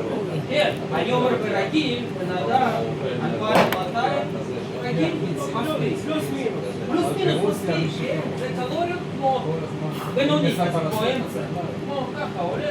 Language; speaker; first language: Hebrew; non-native, learner; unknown